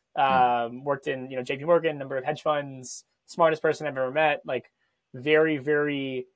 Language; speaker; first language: English; native; English